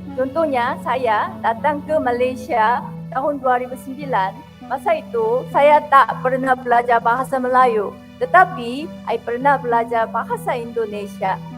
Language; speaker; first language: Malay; non-native, fluent; Korean